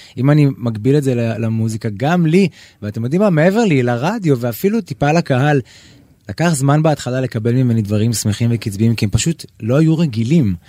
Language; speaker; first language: Hebrew; native; Hebrew